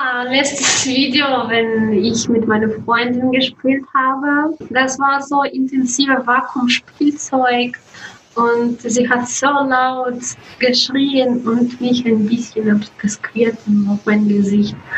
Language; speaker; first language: German; non-native, learner; Russian